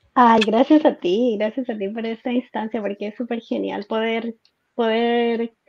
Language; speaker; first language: Spanish; native; Spanish